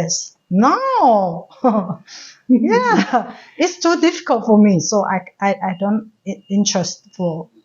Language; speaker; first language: English; non-native, learner; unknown